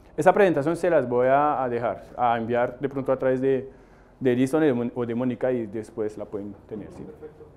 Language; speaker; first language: Spanish; non-native, fluent; French